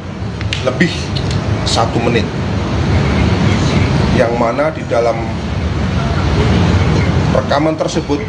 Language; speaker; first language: Indonesian; native; Indonesian